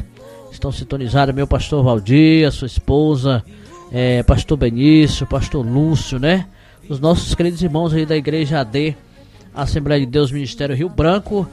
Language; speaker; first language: Portuguese; native; Portuguese